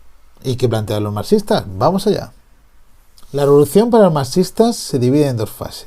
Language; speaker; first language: Spanish; native; Spanish